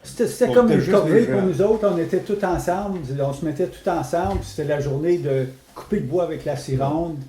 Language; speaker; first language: French; native; French